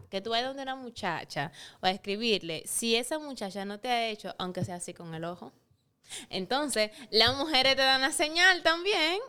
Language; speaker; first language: Spanish; native; Spanish